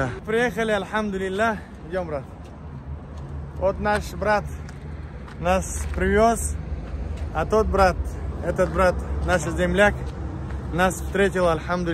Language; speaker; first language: Russian; non-native, fluent; Tajik